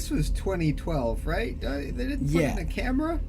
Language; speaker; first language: English; native; English